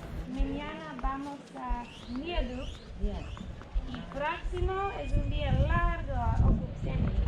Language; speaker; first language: Spanish; non-native, learner; English